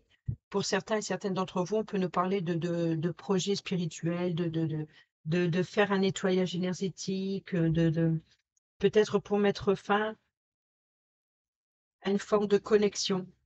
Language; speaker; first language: French; native; French